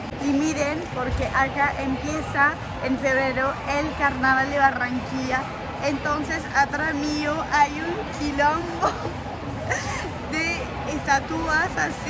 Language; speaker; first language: Spanish; non-native, fluent; French